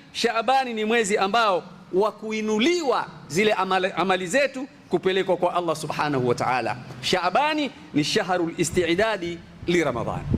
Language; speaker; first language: Swahili; native; Swahili